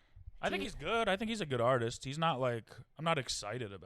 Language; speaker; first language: English; native; English